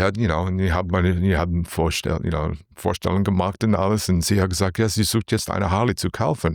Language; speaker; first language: German; non-native, learner; English